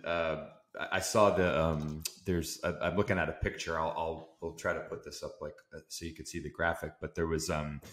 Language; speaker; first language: English; native; English